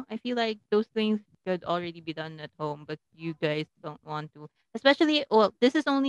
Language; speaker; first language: English; non-native, local second language; Filipino